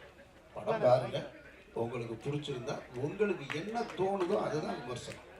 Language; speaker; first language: Tamil; native; Tamil